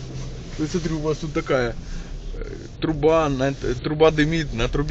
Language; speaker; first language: Russian; native; Russian